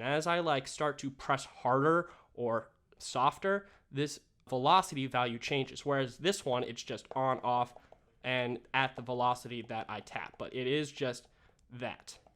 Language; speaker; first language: English; native; English